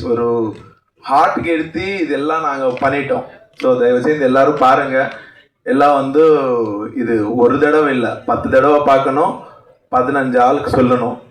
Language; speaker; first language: Tamil; non-native, local second language; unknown